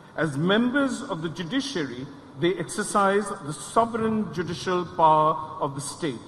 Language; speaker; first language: English; non-native, local second language; Bangla